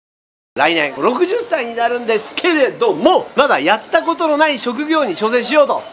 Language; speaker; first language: Japanese; native; Japanese